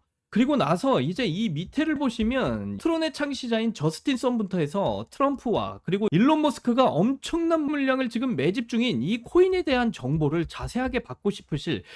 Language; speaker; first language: Korean; native; Korean